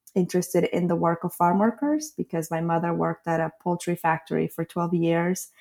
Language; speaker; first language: English; non-native, fluent; Spanish